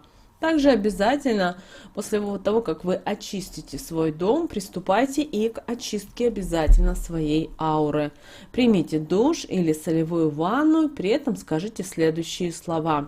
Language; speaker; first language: Russian; native; Russian